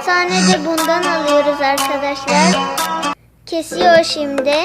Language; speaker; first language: Turkish; early bilingual, heritage; Uzbek